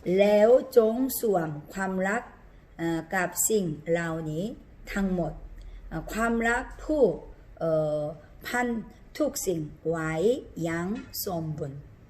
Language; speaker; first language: Thai; non-native, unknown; Korean